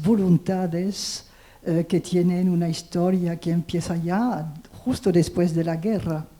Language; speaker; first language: Spanish; non-native, fluent; French